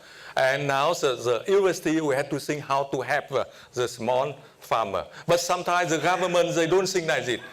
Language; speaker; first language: English; non-native, fluent; Vietnamese